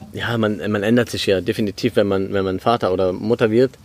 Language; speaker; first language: German; native; German